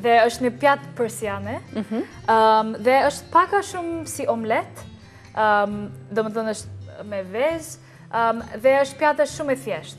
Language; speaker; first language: Albanian; non-native, learner; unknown